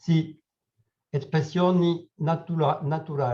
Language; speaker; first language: Italian; non-native, learner; French